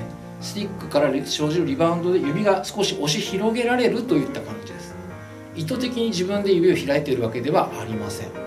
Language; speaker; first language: Japanese; native; Japanese